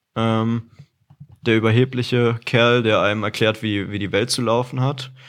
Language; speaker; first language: German; native; German